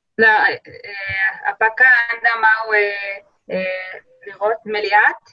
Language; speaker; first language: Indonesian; non-native, learner; Hebrew